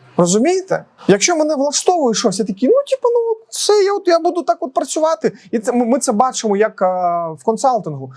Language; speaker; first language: Ukrainian; non-native, local second language; Russian